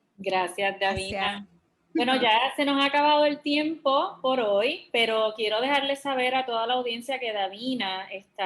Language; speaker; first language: Spanish; native; Spanish